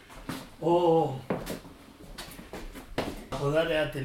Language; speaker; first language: Swedish; non-native, learner; Spanish